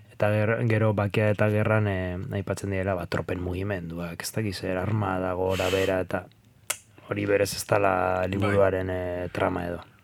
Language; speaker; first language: Basque; non-native, local second language; Spanish